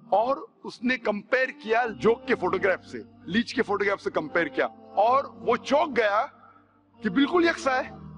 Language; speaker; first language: Hindi; non-native, local second language; Konkani